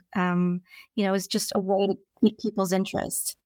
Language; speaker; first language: English; native; English